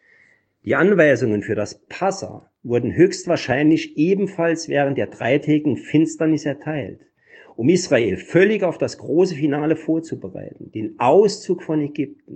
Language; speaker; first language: German; native; German